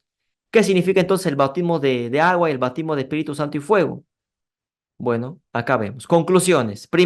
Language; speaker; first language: Spanish; native; Spanish